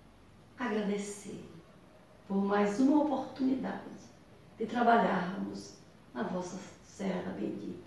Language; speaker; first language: Portuguese; native; Portuguese